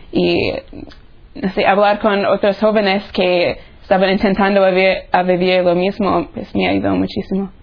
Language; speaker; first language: Spanish; non-native, fluent; English